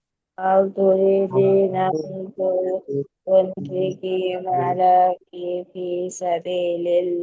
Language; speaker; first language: Arabic; non-native, learner; Bangla